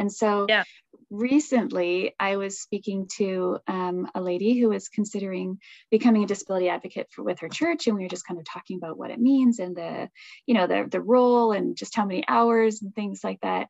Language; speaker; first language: English; native; English